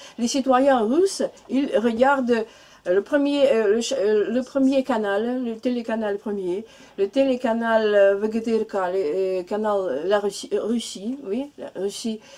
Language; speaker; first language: French; non-native, learner; Russian